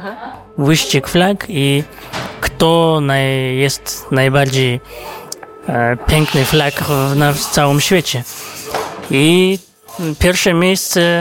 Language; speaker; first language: Polish; non-native, fluent; Kazakh